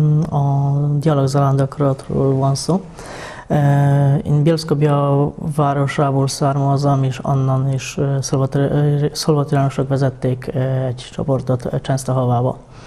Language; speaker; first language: Hungarian; non-native, fluent; Polish